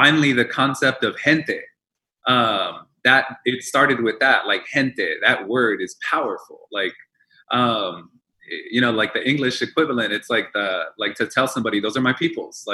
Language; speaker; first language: English; early bilingual, other home language; Spanish